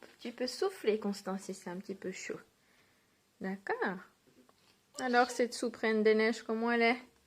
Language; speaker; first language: French; native; French